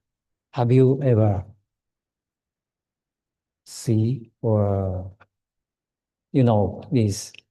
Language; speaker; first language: English; non-native, fluent; Japanese